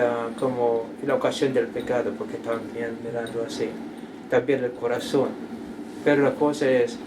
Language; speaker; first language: Spanish; non-native, learner; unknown